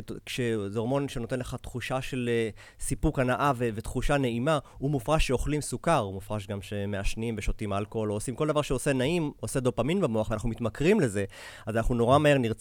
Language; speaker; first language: Hebrew; native; Hebrew